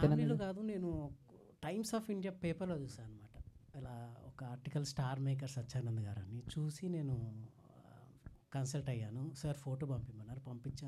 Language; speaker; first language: Telugu; native; Telugu